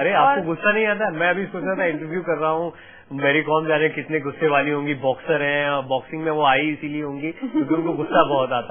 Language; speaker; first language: Hindi; native; Hindi